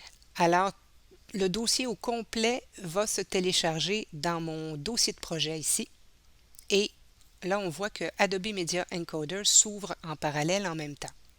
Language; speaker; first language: French; native; French